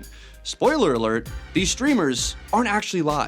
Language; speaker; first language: English; native; English